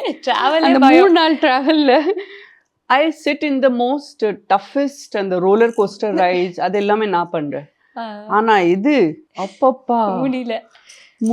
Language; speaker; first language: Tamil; non-native, local second language; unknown